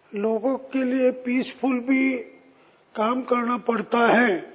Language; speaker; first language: Hindi; non-native, local second language; Marathi